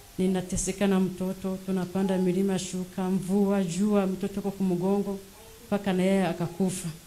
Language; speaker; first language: Swahili; non-native, local second language; Rundi